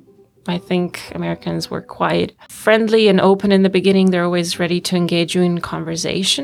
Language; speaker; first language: English; non-native, fluent; Bosnian